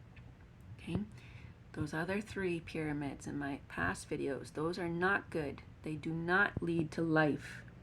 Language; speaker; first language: English; native; English